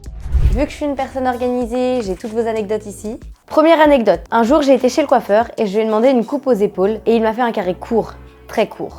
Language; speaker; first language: French; native; French